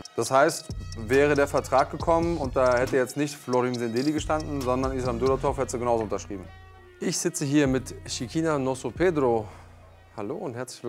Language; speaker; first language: German; native; German